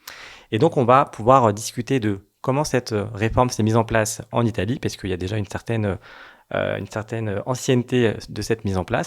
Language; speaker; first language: French; native; French